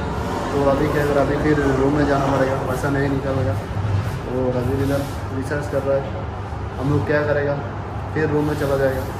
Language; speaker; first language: Hindi; non-native, learner; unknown